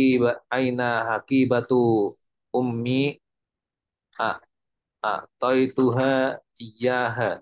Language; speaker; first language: Arabic; non-native, learner; Indonesian